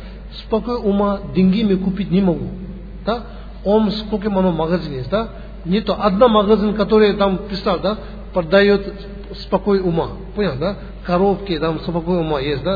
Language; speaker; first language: Russian; non-native, learner; Tibetan